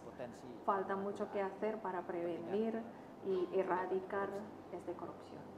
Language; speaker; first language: Spanish; non-native, fluent; Indonesian